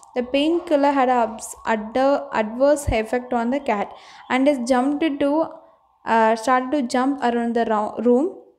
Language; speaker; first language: English; non-native, local second language; Tamil